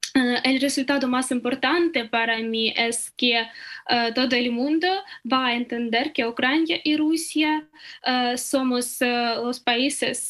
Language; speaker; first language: Spanish; non-native, fluent; Ukrainian